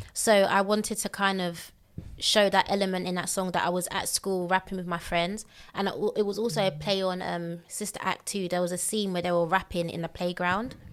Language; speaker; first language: English; native; English